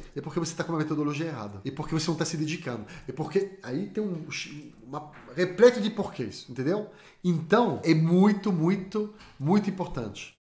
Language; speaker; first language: Portuguese; non-native, fluent; French